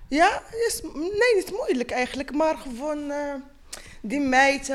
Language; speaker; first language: Dutch; non-native, learner; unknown